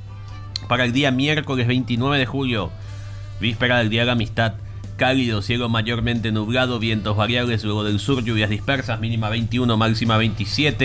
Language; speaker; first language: Spanish; native; Spanish